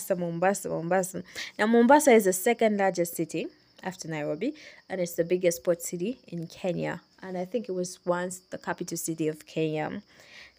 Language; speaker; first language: English; non-native, local second language; Ganda